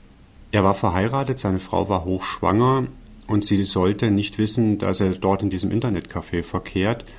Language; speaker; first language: German; native; German